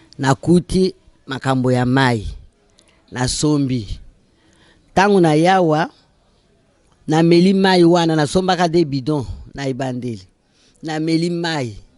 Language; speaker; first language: Lingala; native; Lingala